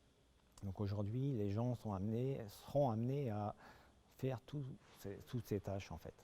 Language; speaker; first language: French; native; French